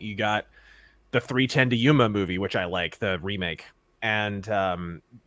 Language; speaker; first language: English; native; English